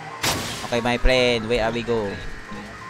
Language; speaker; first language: English; non-native, local second language; Filipino